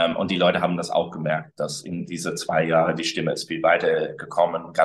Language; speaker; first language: German; early bilingual, other home language; English